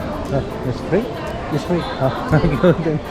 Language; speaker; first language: English; non-native, learner; Chinese